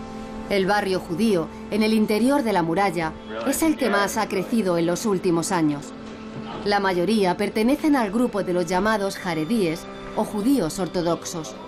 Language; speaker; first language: Spanish; native; Spanish